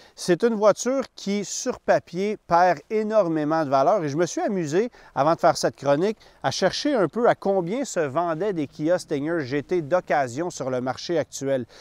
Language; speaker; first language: French; native; French